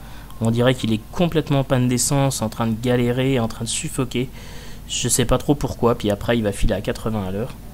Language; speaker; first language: French; native; French